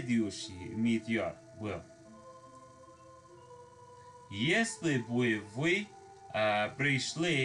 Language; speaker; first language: Russian; non-native, learner; English